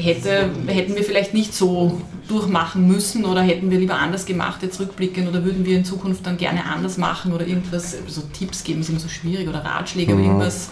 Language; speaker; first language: German; native; German